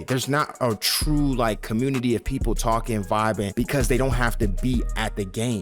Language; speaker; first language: English; native; English